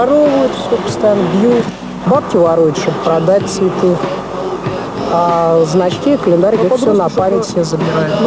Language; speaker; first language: Russian; native; Russian